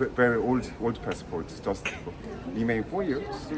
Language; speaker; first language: English; non-native, learner; Korean